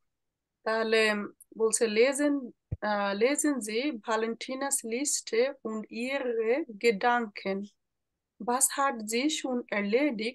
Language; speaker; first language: German; non-native, fluent; Bangla